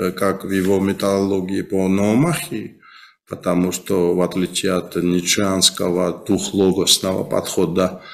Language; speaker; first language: Russian; non-native, local second language; Georgian